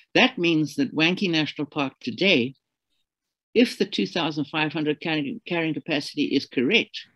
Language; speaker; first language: English; native; English